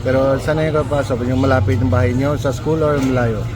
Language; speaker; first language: Filipino; non-native, local second language; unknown